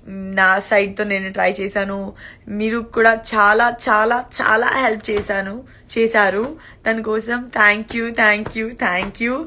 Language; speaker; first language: Telugu; non-native, learner; Gujarati